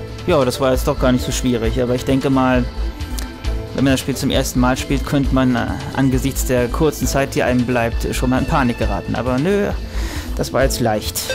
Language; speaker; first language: German; native; German